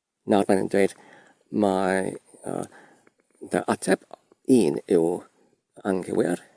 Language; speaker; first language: Welsh; non-native, learner; Polish